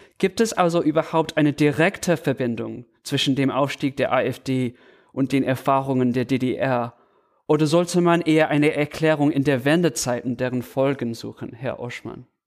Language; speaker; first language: German; non-native, fluent; English